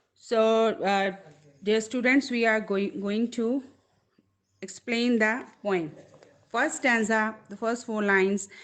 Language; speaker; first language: English; non-native, local second language; Punjabi